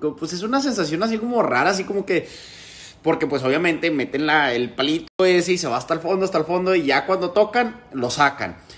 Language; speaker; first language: Spanish; native; Spanish